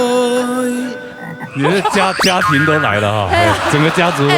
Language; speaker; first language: Chinese; native; Chinese